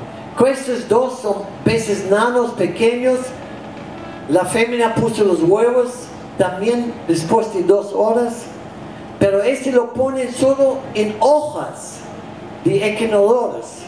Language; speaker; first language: Spanish; non-native, fluent; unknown